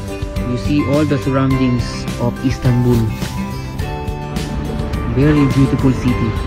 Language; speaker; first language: English; non-native, learner; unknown